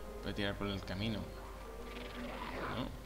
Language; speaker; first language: Spanish; native; Spanish